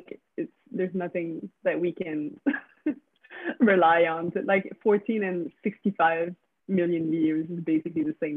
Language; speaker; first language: English; non-native, fluent; French